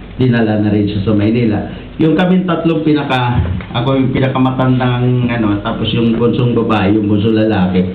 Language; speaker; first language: Filipino; non-native, local second language; Iloko